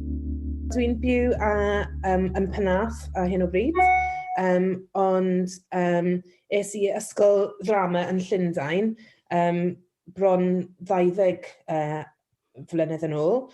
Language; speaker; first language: Welsh; non-native, local second language; English